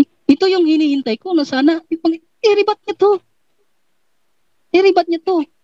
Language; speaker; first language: Filipino; native; Filipino